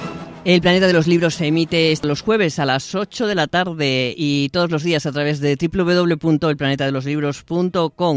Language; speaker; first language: Spanish; native; Spanish